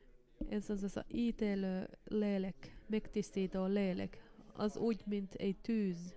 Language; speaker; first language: Hungarian; non-native, fluent; Finnish